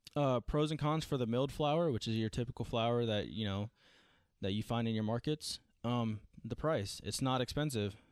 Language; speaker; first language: English; native; English